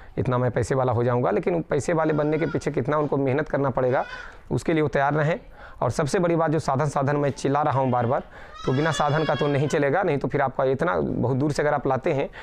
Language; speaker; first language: Hindi; native; Hindi